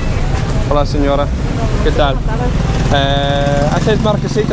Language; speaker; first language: Spanish; non-native, fluent; English